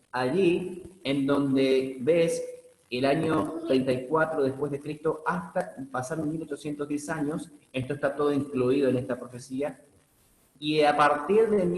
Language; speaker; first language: Spanish; native; Spanish